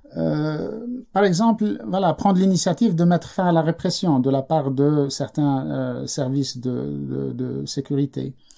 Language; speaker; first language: French; non-native, local second language; Arabic